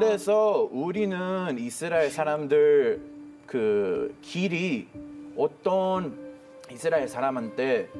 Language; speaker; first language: Korean; non-native, learner; Hebrew